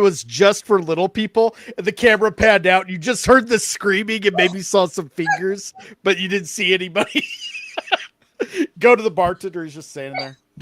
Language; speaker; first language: English; native; English